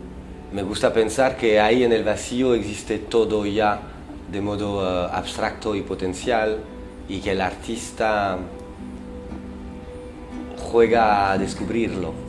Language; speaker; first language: Spanish; non-native, fluent; French